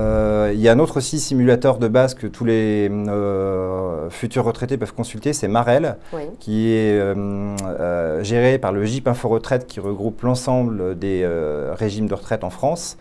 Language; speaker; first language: French; native; French